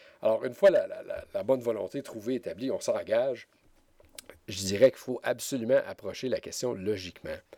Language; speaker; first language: French; native; French